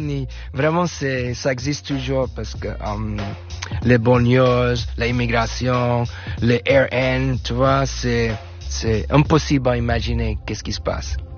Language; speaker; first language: French; non-native, fluent; English